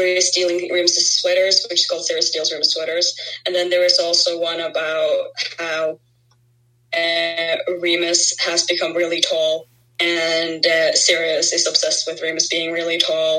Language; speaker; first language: English; non-native, fluent; Norwegian